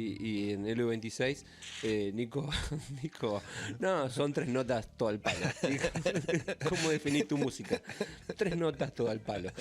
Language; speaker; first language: Spanish; native; Spanish